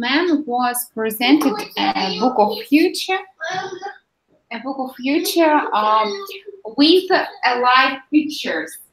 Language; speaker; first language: English; non-native, fluent; Russian